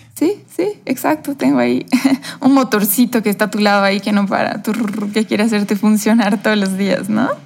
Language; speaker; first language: Spanish; native; Spanish